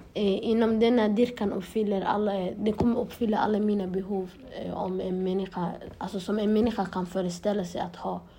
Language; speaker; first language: Swedish; early bilingual, other home language; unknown